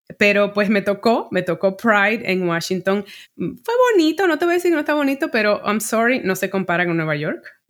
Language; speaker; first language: Spanish; native; Spanish